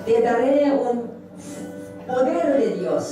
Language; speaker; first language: Spanish; non-native, learner; Korean